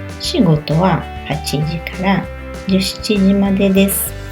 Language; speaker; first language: Japanese; non-native, learner; Portuguese